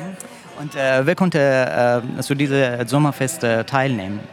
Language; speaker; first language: German; non-native, learner; Persian